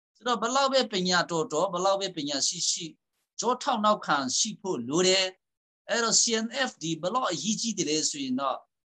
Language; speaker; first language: Burmese; non-native, local second language; Hakha Chin